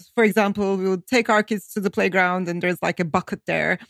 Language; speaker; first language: English; non-native, fluent; Turkish